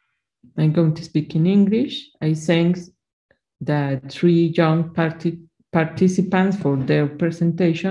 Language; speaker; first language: English; non-native, learner; Spanish